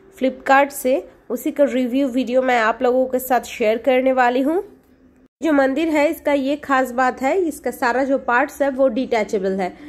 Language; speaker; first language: Hindi; non-native, local second language; Bangla